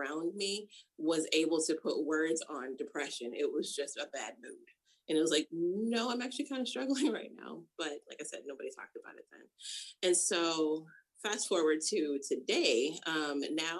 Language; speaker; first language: English; native; English